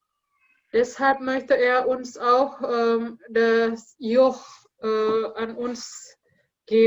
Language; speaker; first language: German; non-native, learner; Indonesian